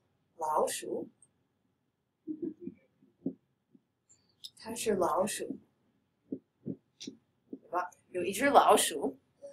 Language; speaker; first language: Chinese; non-native, fluent; English